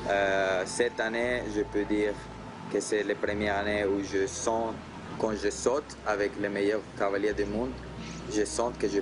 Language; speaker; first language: French; non-native, fluent; Spanish